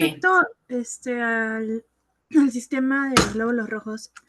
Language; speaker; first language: Spanish; native; Spanish